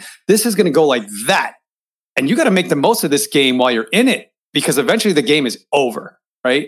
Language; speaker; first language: English; native; English